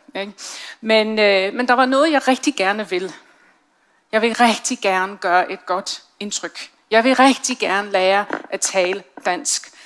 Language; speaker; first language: Danish; non-native, fluent; English